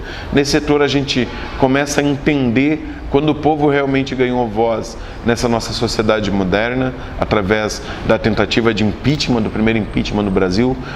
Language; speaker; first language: Portuguese; native; Portuguese